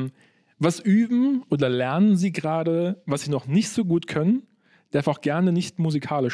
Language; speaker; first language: German; native; German